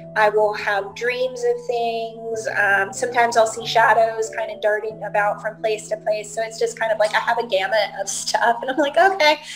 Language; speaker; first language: English; native; English